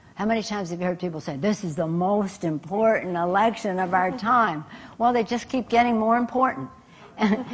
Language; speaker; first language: English; native; English